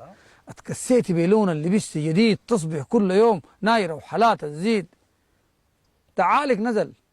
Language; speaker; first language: Arabic; native; Arabic